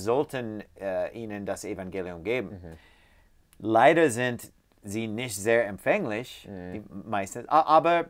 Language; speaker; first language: German; non-native, fluent; English